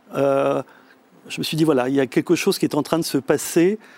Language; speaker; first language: French; native; French